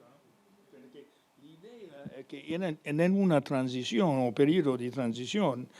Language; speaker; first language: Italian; non-native, fluent; English